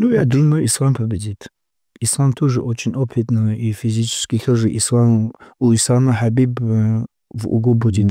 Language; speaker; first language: Russian; non-native, local second language; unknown